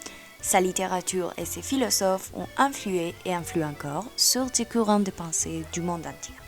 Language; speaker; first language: French; non-native, fluent; Spanish